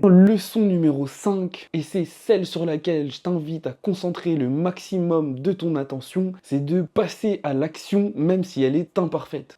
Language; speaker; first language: French; native; French